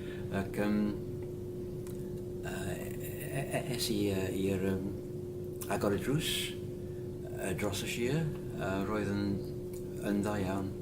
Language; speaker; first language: Welsh; non-native, learner; English